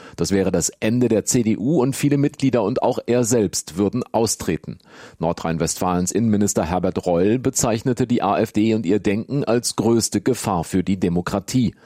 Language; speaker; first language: German; native; German